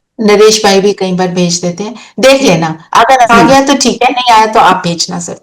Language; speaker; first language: Hindi; native; Hindi